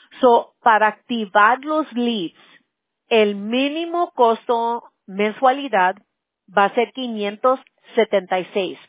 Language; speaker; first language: Spanish; early bilingual, heritage; Spanish